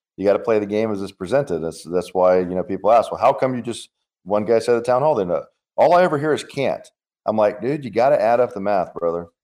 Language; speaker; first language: English; native; English